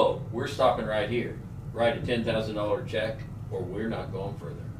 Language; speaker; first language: English; native; English